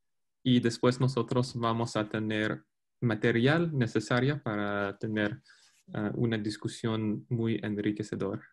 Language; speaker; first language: Spanish; non-native, fluent; English